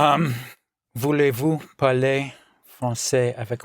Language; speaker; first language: French; non-native, learner; English